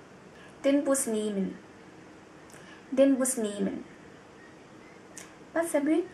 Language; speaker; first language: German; non-native, fluent; Vietnamese